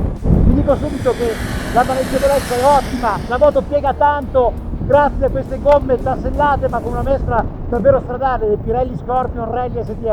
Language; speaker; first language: Italian; native; Italian